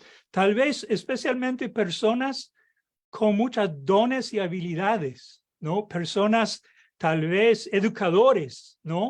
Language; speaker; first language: Spanish; non-native, fluent; English